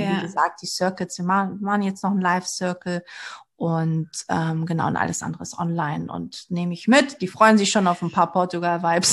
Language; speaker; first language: German; early bilingual, other home language; Portuguese